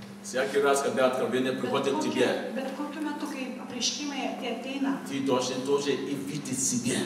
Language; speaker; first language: Russian; non-native, fluent; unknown